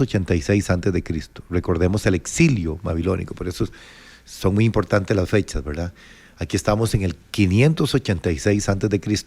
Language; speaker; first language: Spanish; native; Spanish